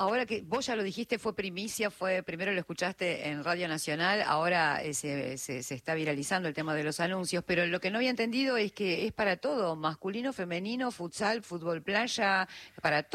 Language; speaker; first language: Spanish; native; Spanish